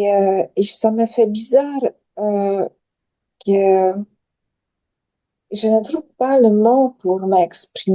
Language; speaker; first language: French; non-native, learner; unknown